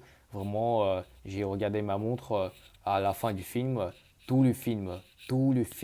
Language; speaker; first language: French; early bilingual, other home language; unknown